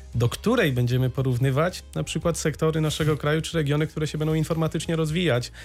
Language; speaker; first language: Polish; native; Polish